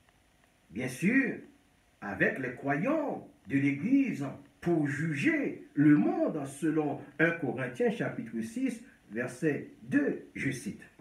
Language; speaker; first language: French; non-native, local second language; Haitian Creole